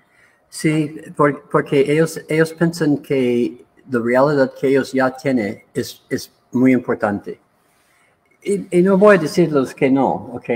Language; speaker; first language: Spanish; non-native, learner; English